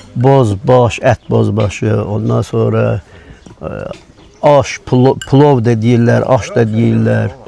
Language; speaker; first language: Azerbaijani; non-native, local second language; Lezghian